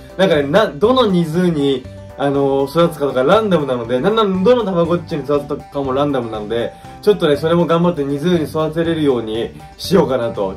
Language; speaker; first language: Japanese; native; Japanese